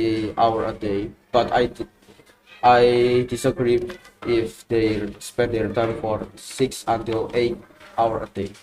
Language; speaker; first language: English; non-native, learner; Indonesian